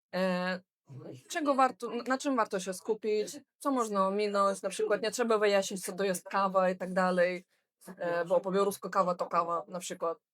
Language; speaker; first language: Polish; non-native, fluent; Belarusian